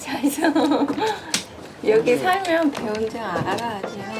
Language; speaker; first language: Korean; non-native, fluent; Vietnamese